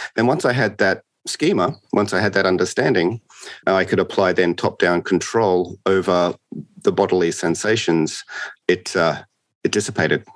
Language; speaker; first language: English; native; English